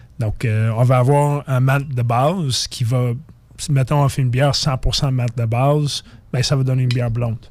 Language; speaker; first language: French; non-native, fluent; English